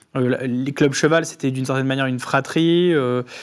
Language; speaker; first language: French; native; French